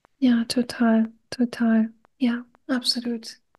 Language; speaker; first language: German; non-native, fluent; English